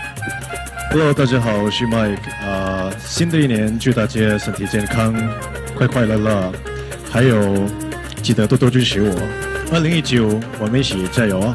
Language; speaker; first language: Chinese; non-native, fluent; Thai